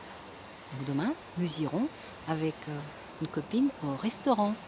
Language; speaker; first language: French; non-native, fluent; Russian